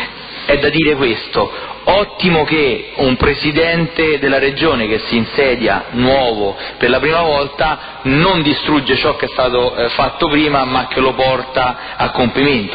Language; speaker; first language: Italian; native; Italian